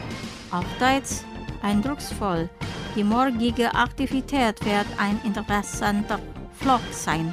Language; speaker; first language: German; non-native, fluent; Indonesian